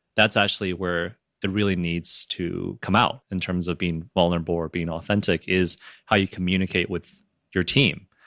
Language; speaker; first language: English; early bilingual, other home language; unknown